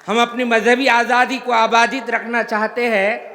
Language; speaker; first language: Hindi; non-native, local second language; Marathi